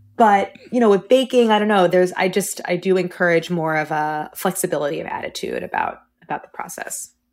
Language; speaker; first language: English; native; English